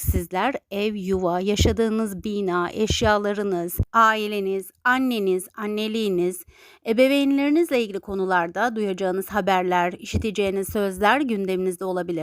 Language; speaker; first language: Turkish; native; Turkish